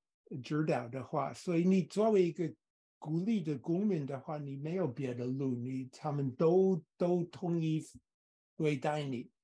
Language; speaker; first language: Chinese; non-native, fluent; English